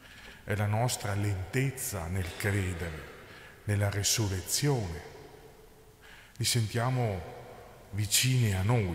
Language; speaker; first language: Italian; native; Italian